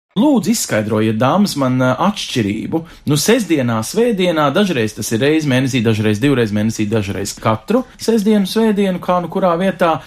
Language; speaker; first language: Latvian; native; Latvian